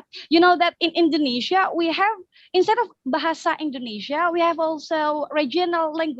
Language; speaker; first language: English; non-native, fluent; Indonesian